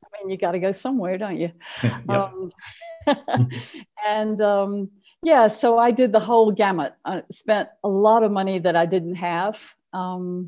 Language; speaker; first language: English; native; English